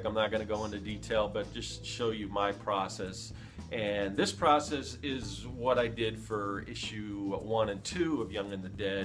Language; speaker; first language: English; native; English